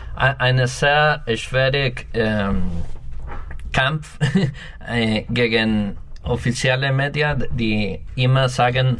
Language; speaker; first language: German; non-native, learner; Spanish